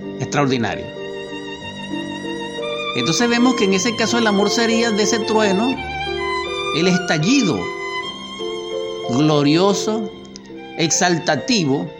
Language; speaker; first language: Spanish; native; Spanish